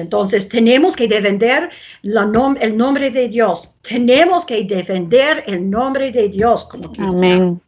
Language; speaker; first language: Spanish; non-native, fluent; English